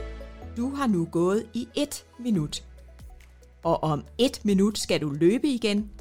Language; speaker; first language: Danish; native; Danish